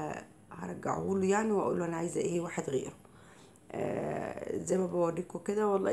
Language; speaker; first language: Arabic; native; Arabic